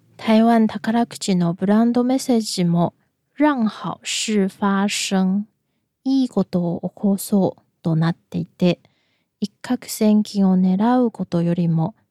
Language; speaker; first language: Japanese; non-native, fluent; Chinese